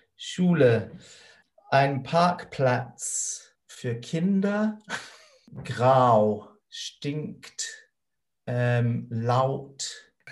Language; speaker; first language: German; non-native, fluent; English